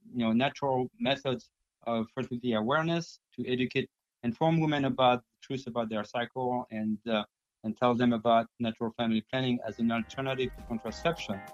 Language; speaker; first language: English; non-native, fluent; French